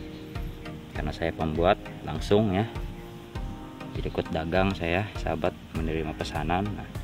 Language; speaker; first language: Indonesian; non-native, local second language; Sundanese